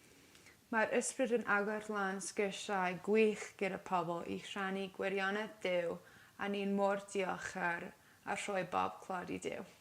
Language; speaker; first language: Welsh; non-native, learner; English